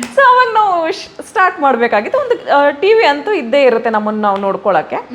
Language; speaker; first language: Kannada; native; Kannada